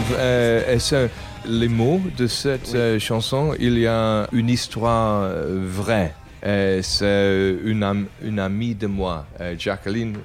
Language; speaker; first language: French; non-native, learner; English